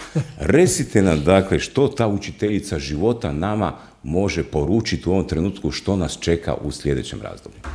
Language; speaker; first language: Croatian; native; Croatian